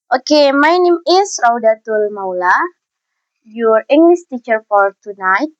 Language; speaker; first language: English; non-native, learner; Indonesian